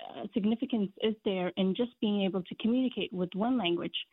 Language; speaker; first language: English; non-native, fluent; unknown